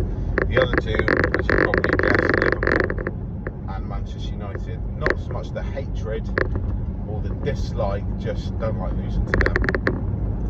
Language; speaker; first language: English; native; English